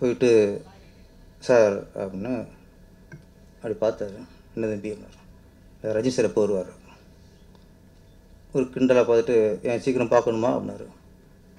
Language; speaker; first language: Tamil; native; Tamil